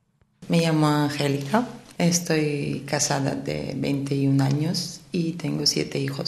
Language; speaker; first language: Spanish; non-native, fluent; Armenian